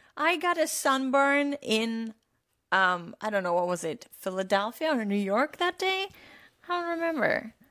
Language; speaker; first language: English; non-native, fluent; German